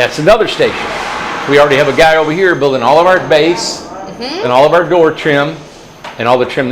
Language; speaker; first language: English; native; English